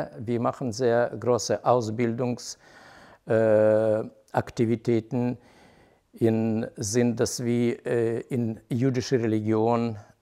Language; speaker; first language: German; non-native, fluent; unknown